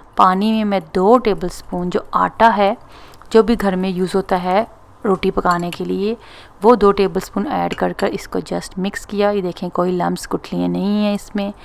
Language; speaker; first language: Urdu; non-native, local second language; Punjabi